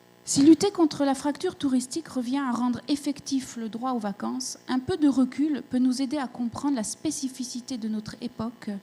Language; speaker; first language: French; native; French